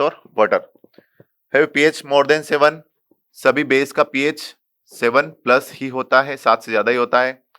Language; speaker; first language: Hindi; native; Hindi